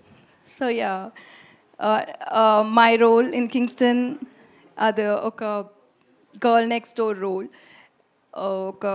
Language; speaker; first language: Telugu; non-native, learner; Tamil